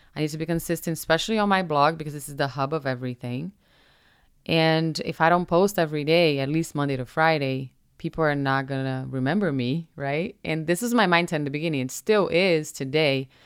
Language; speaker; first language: English; non-native, fluent; Portuguese